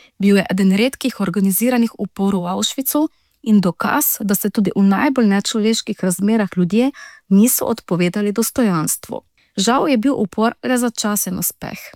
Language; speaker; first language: Slovenian; non-native, local second language; Romany